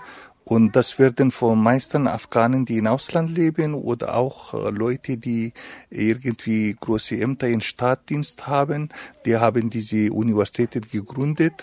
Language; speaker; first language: German; non-native, fluent; Pashto